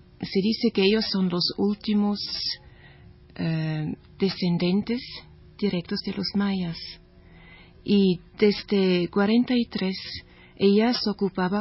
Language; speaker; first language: Spanish; non-native, learner; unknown